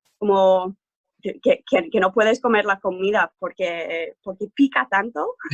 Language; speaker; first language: Spanish; non-native, fluent; English